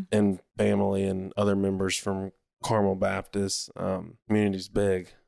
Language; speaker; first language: English; native; English